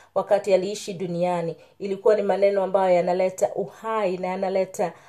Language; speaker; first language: Swahili; native; Swahili